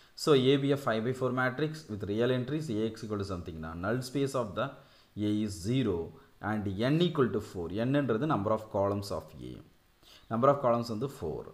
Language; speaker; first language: English; non-native, local second language; Tamil